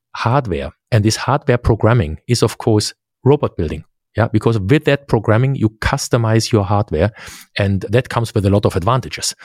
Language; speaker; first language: English; non-native, fluent; German